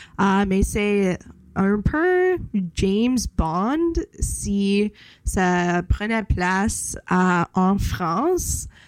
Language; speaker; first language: French; non-native, local second language; English